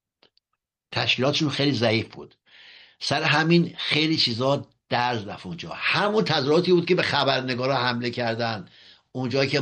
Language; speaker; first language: Persian; native; Persian